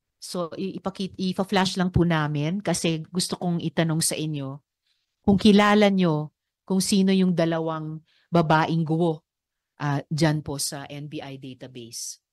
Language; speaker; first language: Filipino; native; Filipino